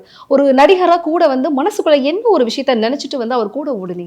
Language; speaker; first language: Tamil; native; Tamil